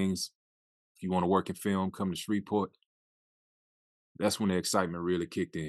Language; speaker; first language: English; native; English